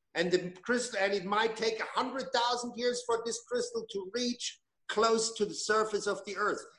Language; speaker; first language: English; non-native, fluent; German